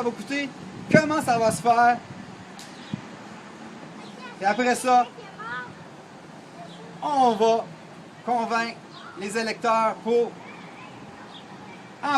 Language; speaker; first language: French; native; French